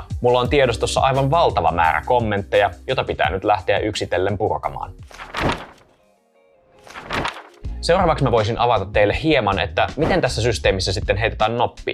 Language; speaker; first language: Finnish; native; Finnish